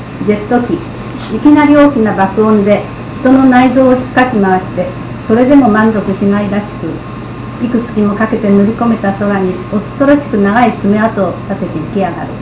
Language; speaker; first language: Japanese; native; Japanese